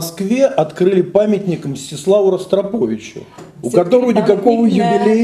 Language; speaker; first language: Russian; native; Russian